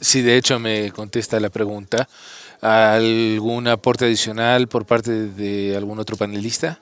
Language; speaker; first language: Spanish; non-native, fluent; English